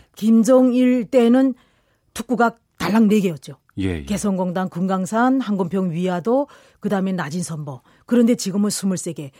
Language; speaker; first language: Korean; native; Korean